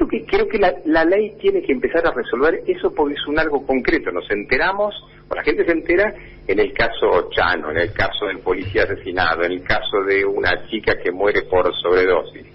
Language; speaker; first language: Spanish; native; Spanish